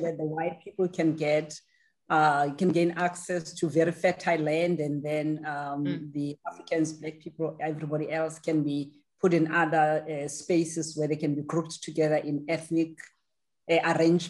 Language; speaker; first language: English; non-native, local second language; Tswana